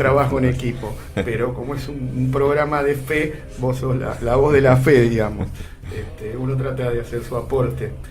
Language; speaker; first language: Spanish; native; Spanish